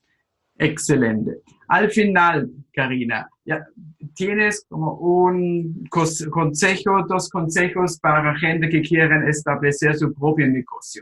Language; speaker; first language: Spanish; non-native, fluent; German